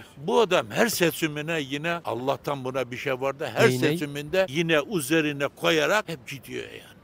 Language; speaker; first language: Turkish; native; Turkish